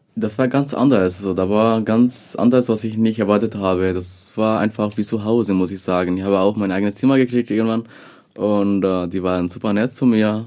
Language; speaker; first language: German; non-native, fluent; Bangla